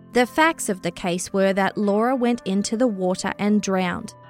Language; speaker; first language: English; native; English